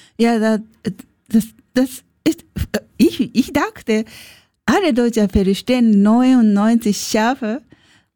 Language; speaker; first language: German; non-native, learner; Japanese